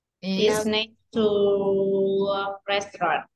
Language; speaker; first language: English; non-native, learner; Vietnamese